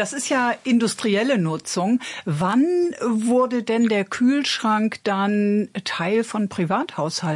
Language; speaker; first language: German; native; German